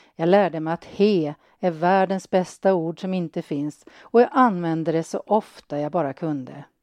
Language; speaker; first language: Swedish; native; Swedish